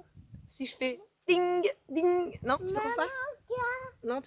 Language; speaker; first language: French; native; French